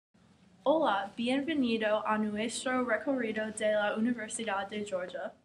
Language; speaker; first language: Spanish; non-native, learner; English